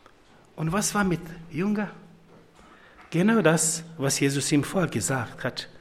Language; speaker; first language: German; non-native, fluent; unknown